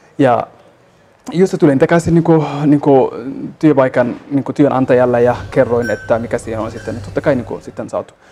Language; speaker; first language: Finnish; non-native, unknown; Somali